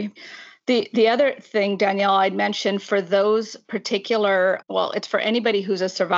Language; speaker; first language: English; native; English